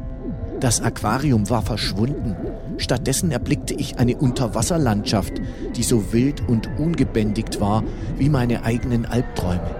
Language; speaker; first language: German; native; German